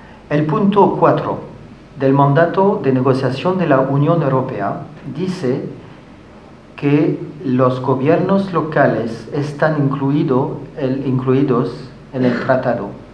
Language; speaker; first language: Spanish; non-native, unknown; French